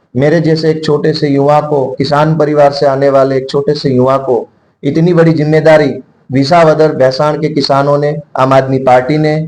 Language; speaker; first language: Hindi; non-native, local second language; Gujarati